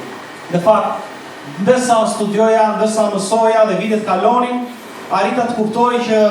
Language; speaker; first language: Albanian; native; Albanian